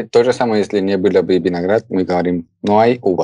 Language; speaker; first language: Russian; non-native, fluent; Spanish